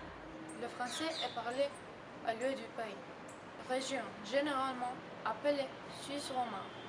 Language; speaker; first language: French; non-native, learner; Spanish